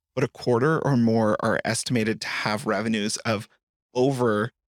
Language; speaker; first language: English; native; English